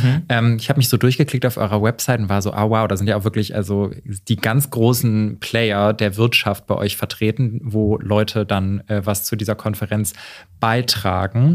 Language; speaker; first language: German; native; German